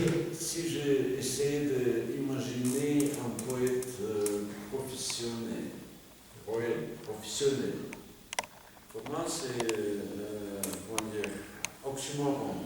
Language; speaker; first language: French; non-native, fluent; Russian